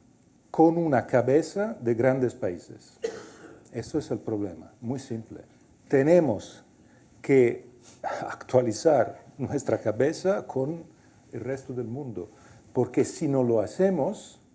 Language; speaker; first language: Spanish; non-native, fluent; Italian